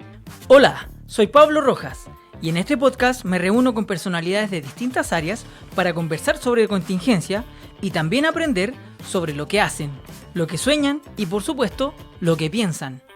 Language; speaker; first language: Spanish; native; Spanish